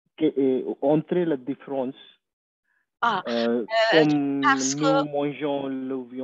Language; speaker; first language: French; non-native, learner; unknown